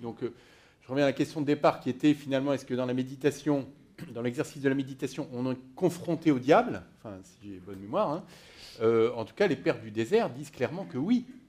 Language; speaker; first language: French; native; French